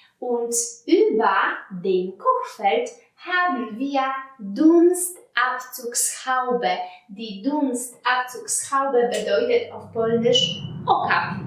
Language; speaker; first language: German; non-native, fluent; Polish